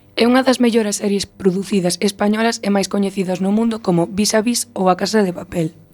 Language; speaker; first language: Galician; non-native, local second language; Spanish